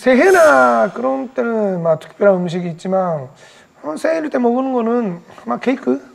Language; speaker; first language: Korean; non-native, fluent; Japanese